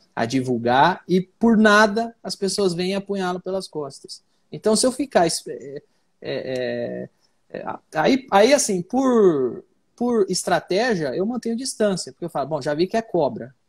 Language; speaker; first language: Portuguese; native; Portuguese